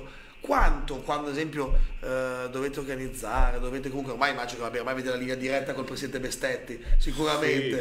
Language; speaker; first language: Italian; native; Italian